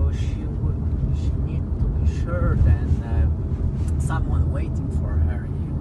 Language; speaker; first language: English; non-native, learner; Polish